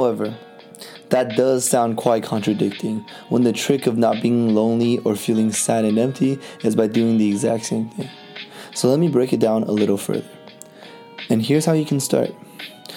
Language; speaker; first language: English; native; English